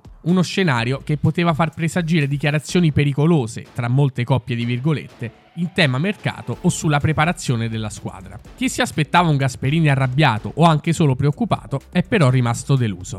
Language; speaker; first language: Italian; native; Italian